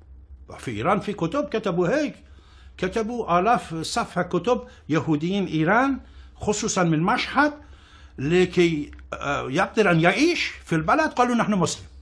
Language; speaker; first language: Arabic; non-native, fluent; Persian